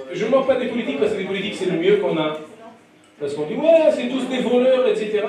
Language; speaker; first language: French; non-native, fluent; Portuguese